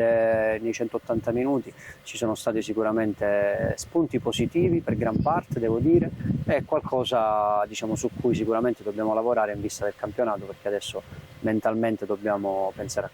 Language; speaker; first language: Italian; native; Italian